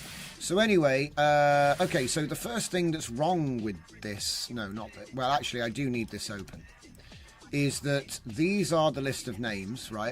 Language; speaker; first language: English; native; English